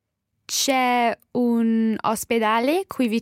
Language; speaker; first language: Italian; non-native, learner; English